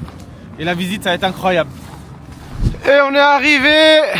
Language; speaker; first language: French; native; French